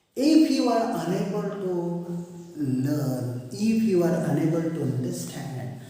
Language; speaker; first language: English; non-native, local second language; Marathi